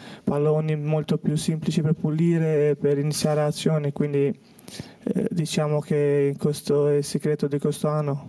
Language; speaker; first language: Italian; non-native, fluent; Albanian